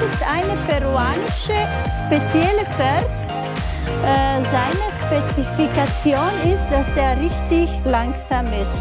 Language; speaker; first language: German; non-native, fluent; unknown